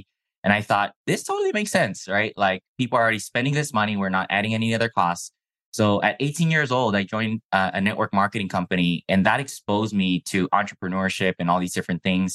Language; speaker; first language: English; non-native, fluent; Chinese